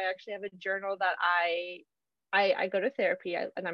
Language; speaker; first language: English; native; English